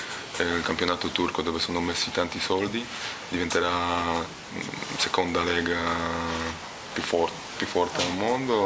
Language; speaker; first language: Italian; non-native, learner; Polish